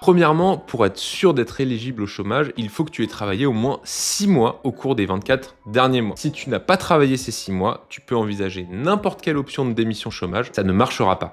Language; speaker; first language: French; native; French